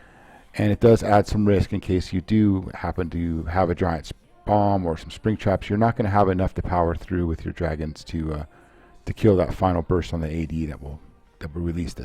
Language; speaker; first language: English; native; English